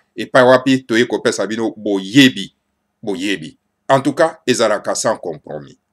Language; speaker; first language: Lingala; non-native, local second language; Kongo